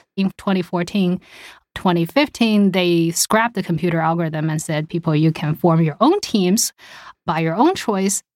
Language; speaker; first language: English; early bilingual, other home language; Chinese